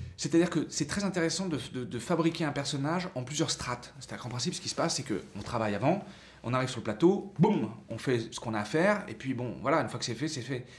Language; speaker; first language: French; native; French